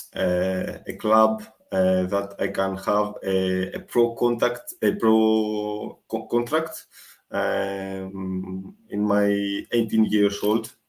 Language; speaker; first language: English; non-native, fluent; Greek